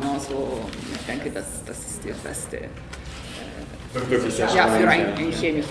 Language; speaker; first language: German; non-native, learner; Italian